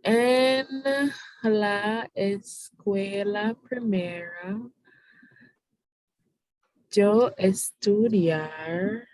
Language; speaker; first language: Spanish; non-native, learner; English